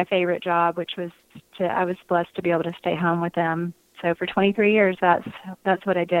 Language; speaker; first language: English; native; English